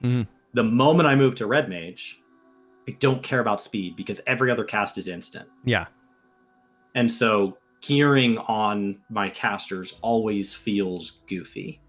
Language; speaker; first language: English; native; English